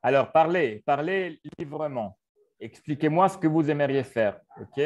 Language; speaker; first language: French; non-native, fluent; Spanish